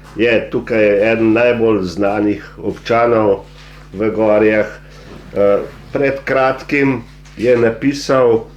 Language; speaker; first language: Slovenian; native; Slovenian